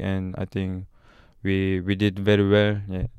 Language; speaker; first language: English; non-native, learner; Korean